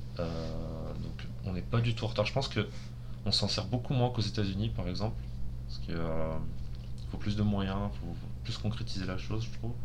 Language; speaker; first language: French; early bilingual, other home language; Spanish